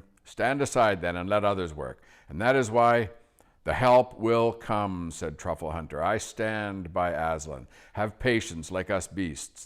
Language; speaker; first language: English; native; English